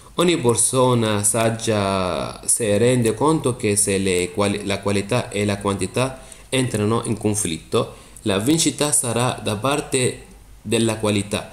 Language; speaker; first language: Italian; non-native, fluent; Arabic